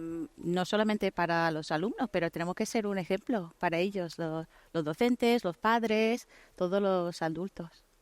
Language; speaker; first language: Spanish; non-native, fluent; English